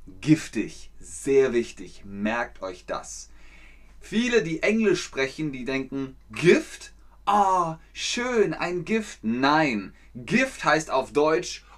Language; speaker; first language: German; native; German